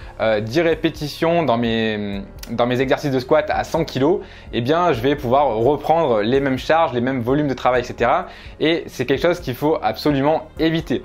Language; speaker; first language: French; native; French